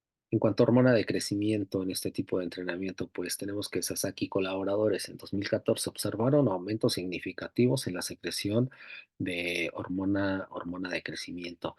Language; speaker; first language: Spanish; native; Spanish